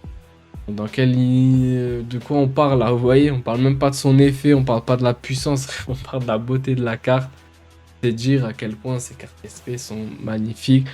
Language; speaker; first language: French; native; French